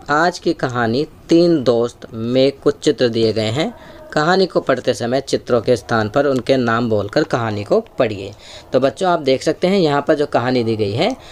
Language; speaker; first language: Hindi; native; Hindi